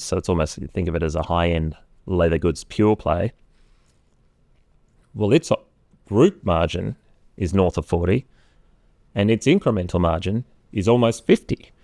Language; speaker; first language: English; native; English